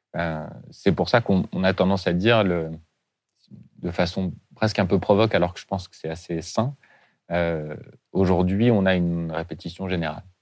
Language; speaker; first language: French; native; French